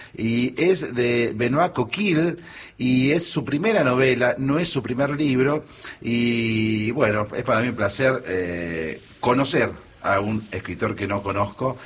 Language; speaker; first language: Spanish; native; Spanish